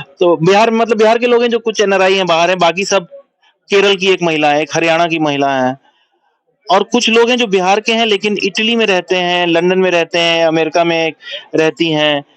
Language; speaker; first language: Hindi; non-native, local second language; Bhojpuri